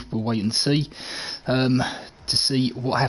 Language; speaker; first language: English; native; English